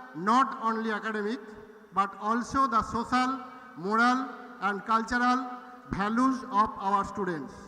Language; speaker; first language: English; non-native, local second language; Bangla